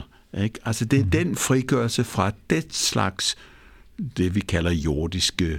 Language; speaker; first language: Danish; early bilingual, other home language; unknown